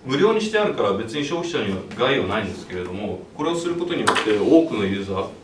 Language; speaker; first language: Japanese; early bilingual, other home language; English